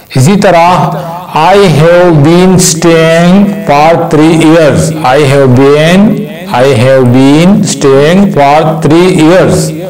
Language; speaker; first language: Urdu; non-native, local second language; Pashto